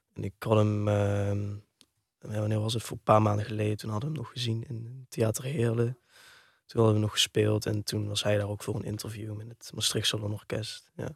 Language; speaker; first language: Dutch; native; Dutch